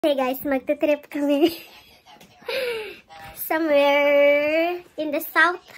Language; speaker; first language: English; non-native, local second language; Filipino